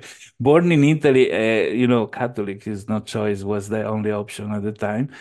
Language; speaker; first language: English; non-native, fluent; Italian